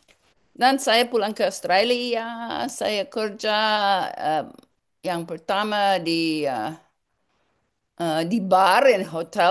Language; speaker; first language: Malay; non-native, learner; English